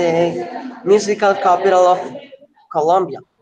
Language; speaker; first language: English; non-native, learner; Spanish